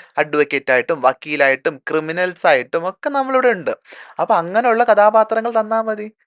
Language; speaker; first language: Malayalam; native; Malayalam